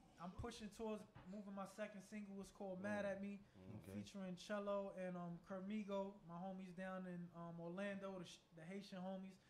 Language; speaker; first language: English; native; English